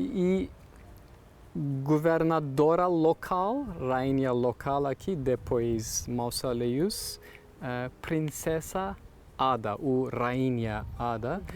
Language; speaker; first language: Portuguese; non-native, learner; Turkish